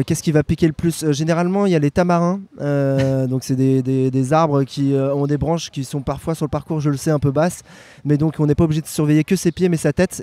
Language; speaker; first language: French; native; French